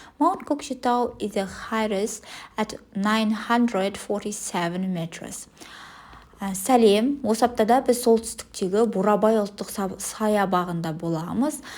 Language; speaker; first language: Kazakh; native; Kazakh